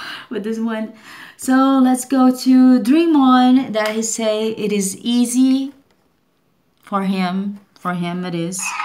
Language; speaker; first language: English; non-native, learner; Portuguese